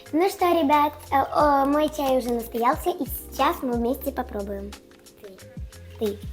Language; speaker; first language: Russian; native; Russian